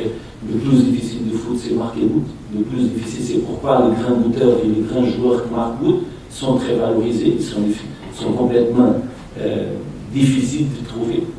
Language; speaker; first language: French; non-native, fluent; Portuguese